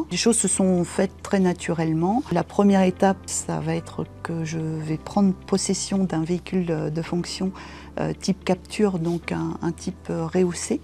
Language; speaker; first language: French; native; French